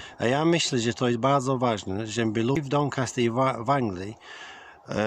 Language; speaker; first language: Polish; early bilingual, heritage; English